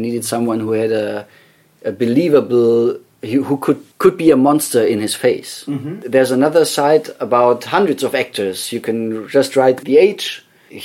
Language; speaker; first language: English; non-native, fluent; German